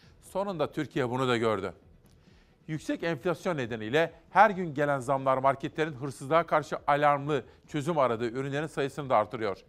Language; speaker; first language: Turkish; native; Turkish